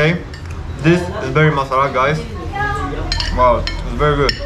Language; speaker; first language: English; non-native, fluent; Spanish